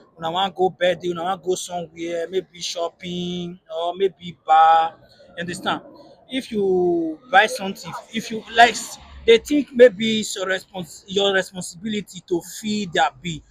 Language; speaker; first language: Nigerian Pidgin; native; Nigerian Pidgin